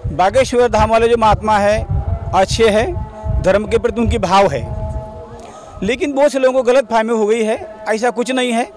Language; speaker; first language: Hindi; non-native, local second language; Marathi